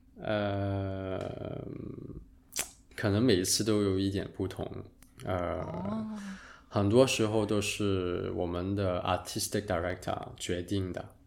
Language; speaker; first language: Chinese; non-native, local second language; Cantonese